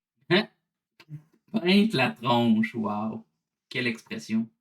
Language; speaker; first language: French; native; French